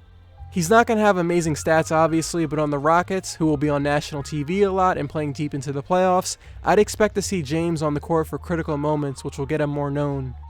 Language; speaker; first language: English; native; English